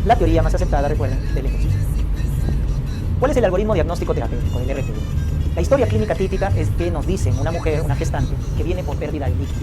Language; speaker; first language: Spanish; native; Spanish